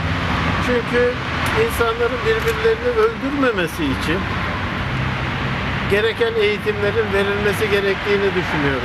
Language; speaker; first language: Turkish; native; Turkish